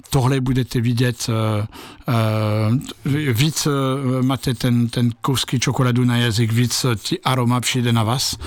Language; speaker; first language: Czech; non-native, learner; French